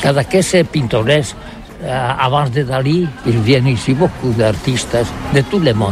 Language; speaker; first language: French; non-native, learner; Catalan